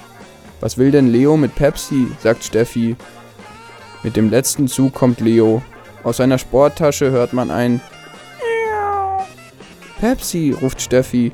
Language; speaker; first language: German; native; German